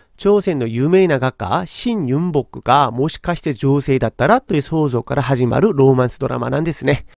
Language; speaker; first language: Japanese; non-native, fluent; Korean